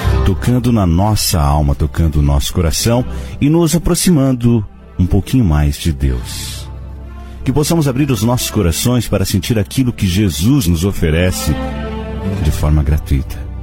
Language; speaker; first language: Portuguese; native; Portuguese